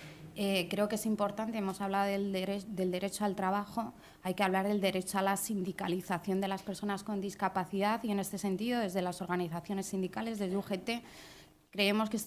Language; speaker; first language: Spanish; native; Spanish